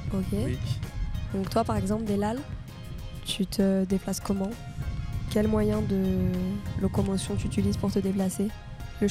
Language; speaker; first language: French; native; French